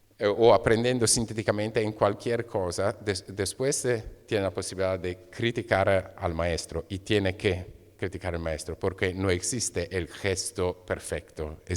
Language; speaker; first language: Spanish; non-native, fluent; Italian